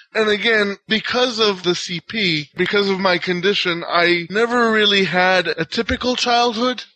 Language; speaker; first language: English; non-native, fluent; Hebrew